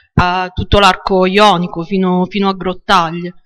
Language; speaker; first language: Italian; native; Italian